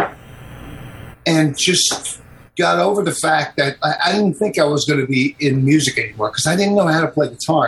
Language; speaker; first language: English; native; English